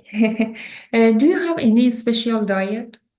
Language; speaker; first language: English; non-native, learner; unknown